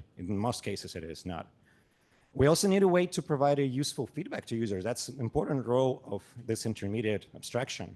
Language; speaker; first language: English; non-native, fluent; Russian